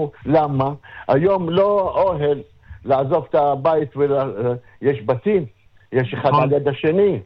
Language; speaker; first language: Hebrew; non-native, local second language; Arabic